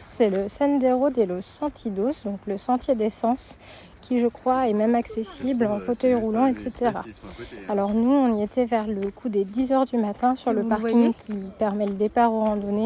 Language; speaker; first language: French; native; French